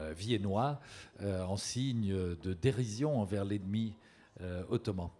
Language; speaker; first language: French; native; French